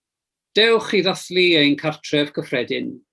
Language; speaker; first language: Welsh; native; Welsh